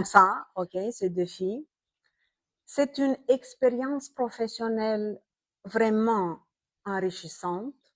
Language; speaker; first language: French; non-native, fluent; Romanian